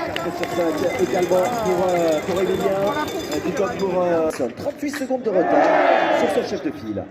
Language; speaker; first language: French; native; French